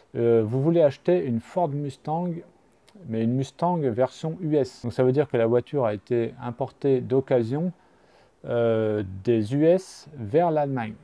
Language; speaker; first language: French; native; French